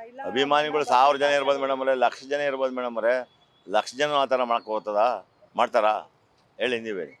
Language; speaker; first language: Kannada; native; Kannada